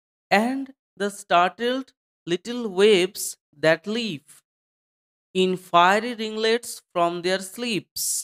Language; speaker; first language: English; non-native, local second language; Bangla